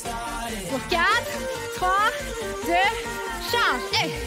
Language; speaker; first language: French; native; French